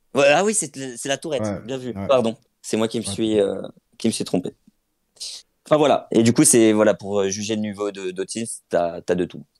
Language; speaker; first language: French; native; French